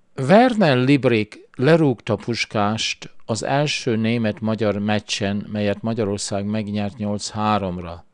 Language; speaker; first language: Hungarian; early bilingual, heritage; Hungarian